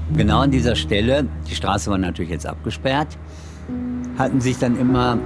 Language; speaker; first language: German; native; German